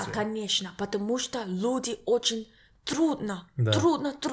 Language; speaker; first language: Russian; non-native, learner; English